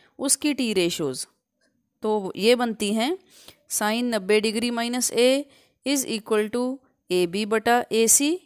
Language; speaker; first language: Hindi; non-native, local second language; Punjabi